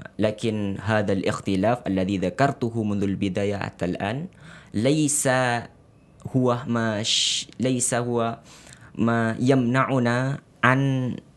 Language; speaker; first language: Arabic; non-native, fluent; Indonesian